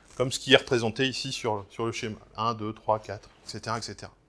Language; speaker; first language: French; native; French